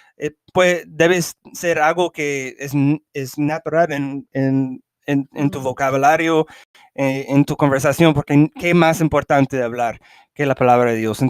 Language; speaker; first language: Spanish; early bilingual, heritage; English